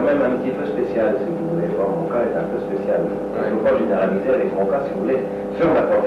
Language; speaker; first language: French; native; French